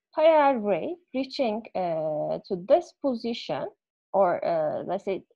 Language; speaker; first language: English; non-native, fluent; Turkish